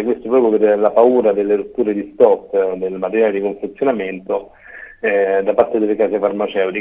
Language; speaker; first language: Italian; native; Italian